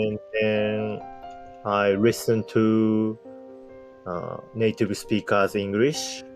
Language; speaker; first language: English; non-native, learner; Japanese